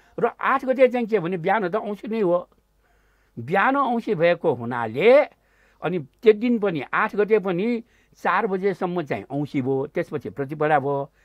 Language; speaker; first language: Nepali; non-native, local second language; Newari